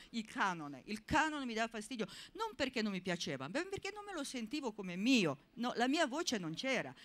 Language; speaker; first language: Italian; non-native, fluent; Serbian